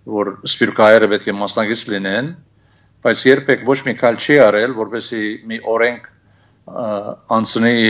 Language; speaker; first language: Armenian; early bilingual, heritage; Armenian